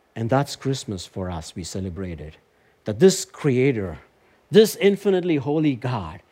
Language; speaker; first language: English; non-native, local second language; Tamil